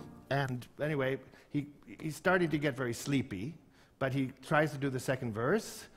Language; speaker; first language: English; native; English